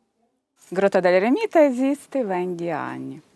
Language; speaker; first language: Italian; non-native, fluent; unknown